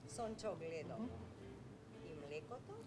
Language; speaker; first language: Macedonian; native; Macedonian